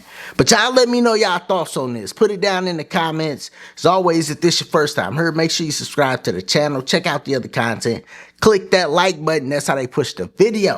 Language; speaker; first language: English; native; English